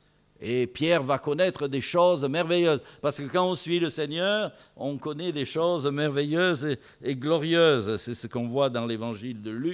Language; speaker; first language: French; native; French